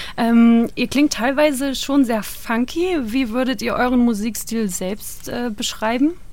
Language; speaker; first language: German; native; German